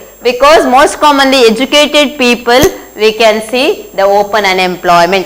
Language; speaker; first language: English; non-native, local second language; Kannada